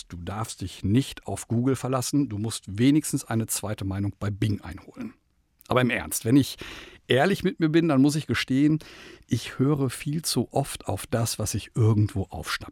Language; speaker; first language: German; native; German